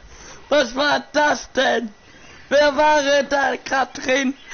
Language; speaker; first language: German; non-native, learner; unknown